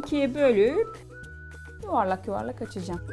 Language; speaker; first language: Turkish; native; Turkish